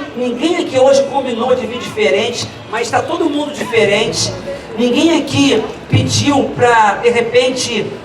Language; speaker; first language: Portuguese; native; Portuguese